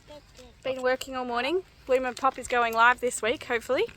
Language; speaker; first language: English; native; English